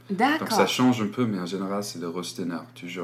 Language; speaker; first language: French; non-native, learner; English